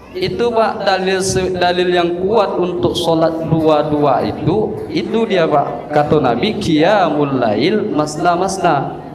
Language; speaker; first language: Malay; non-native, local second language; Minangkabau